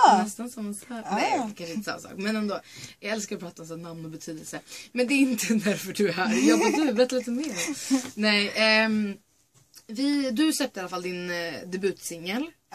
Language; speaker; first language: Swedish; native; Swedish